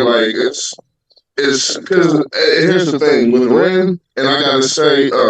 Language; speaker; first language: English; native; English